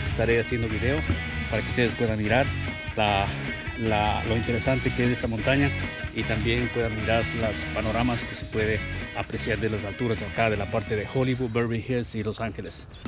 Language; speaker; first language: Spanish; native; Spanish